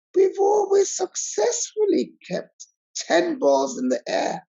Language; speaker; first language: English; non-native, local second language; Yoruba